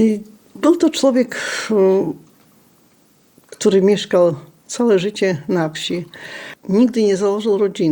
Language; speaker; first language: Polish; non-native, local second language; Lithuanian